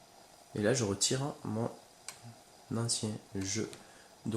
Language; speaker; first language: French; native; French